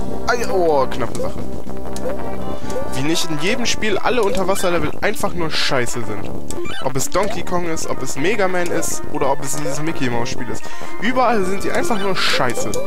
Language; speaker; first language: German; native; German